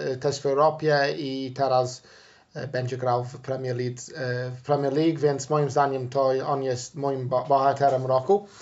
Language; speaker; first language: Polish; non-native, fluent; English